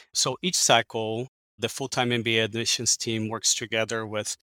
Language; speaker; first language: English; early bilingual, other home language; Portuguese